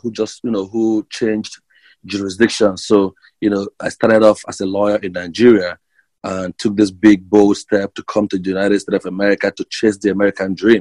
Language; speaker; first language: English; non-native, local second language; Igbo